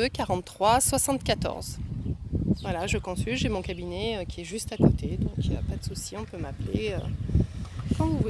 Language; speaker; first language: French; native; French